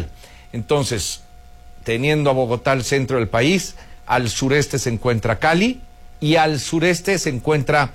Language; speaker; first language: Spanish; native; Spanish